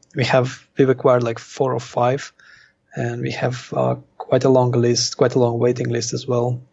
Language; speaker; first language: English; non-native, fluent; Russian